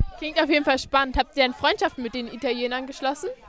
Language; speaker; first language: German; native; German